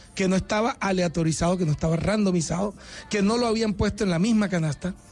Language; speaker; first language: Spanish; native; Spanish